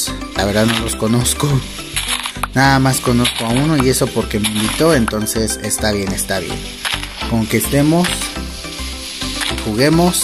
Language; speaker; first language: Spanish; native; Spanish